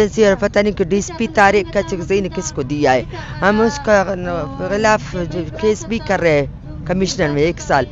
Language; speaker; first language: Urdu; non-native, local second language; Baluchi